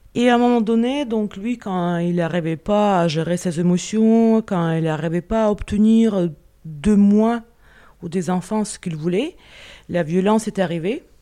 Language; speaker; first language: French; non-native, fluent; Russian